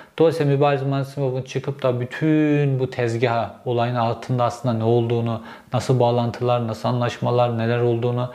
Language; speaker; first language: Turkish; native; Turkish